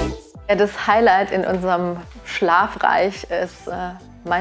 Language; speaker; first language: German; native; German